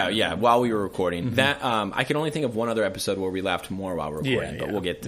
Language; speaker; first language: English; native; English